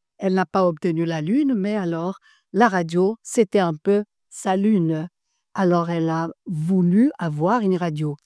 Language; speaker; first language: French; non-native, fluent; Portuguese